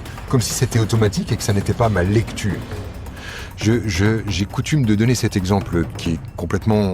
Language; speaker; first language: French; native; French